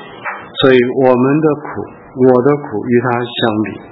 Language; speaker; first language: Chinese; early bilingual, heritage; Chinese